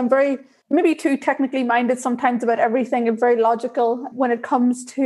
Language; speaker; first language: English; native; English